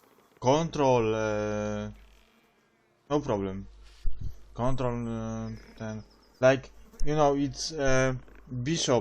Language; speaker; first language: English; non-native, learner; Polish